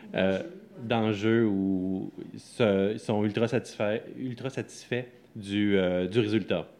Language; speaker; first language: French; native; French